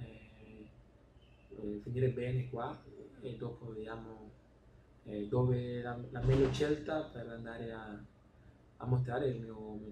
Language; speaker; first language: Italian; non-native, learner; Spanish